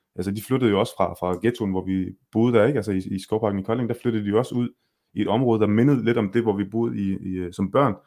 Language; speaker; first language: Danish; early bilingual, other home language; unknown